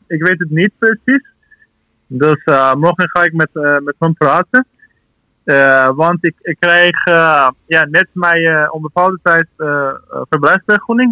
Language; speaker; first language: Dutch; non-native, learner; Persian